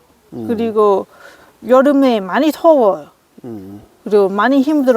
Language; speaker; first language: Korean; non-native, learner; Lao